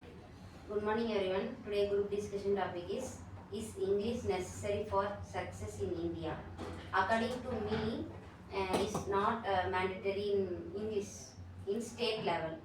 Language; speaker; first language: English; non-native, learner; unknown